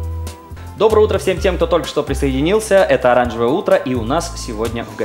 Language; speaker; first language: Russian; native; Russian